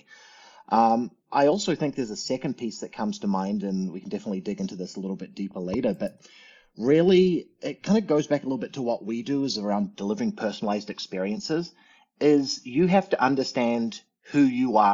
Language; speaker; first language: English; native; English